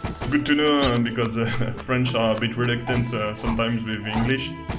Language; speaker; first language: English; non-native, fluent; French